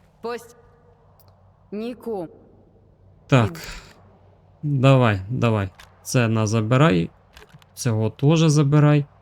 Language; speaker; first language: Ukrainian; native; Ukrainian